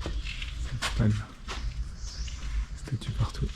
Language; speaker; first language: French; native; French